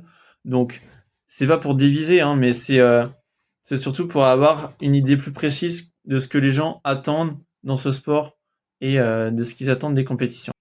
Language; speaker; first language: French; native; French